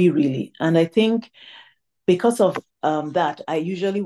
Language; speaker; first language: English; non-native, local second language; Igbo